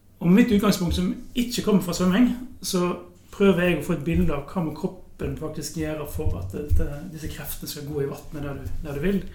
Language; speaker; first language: Norwegian; native; Norwegian